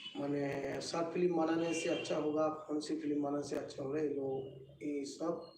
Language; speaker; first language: Hindi; non-native, local second language; Bangla